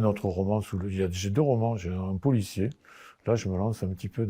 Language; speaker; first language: French; native; French